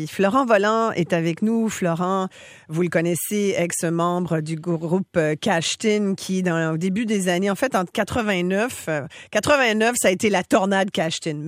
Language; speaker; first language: French; native; French